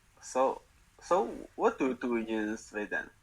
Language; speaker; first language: English; non-native, learner; Chinese